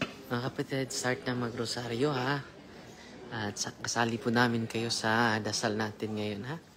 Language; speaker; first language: Filipino; native; Filipino